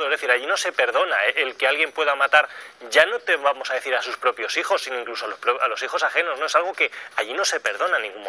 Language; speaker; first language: Spanish; native; Spanish